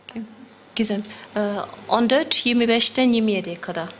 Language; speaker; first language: Turkish; non-native, fluent; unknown